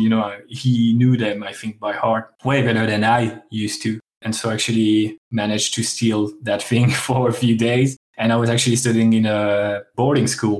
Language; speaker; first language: English; non-native, fluent; French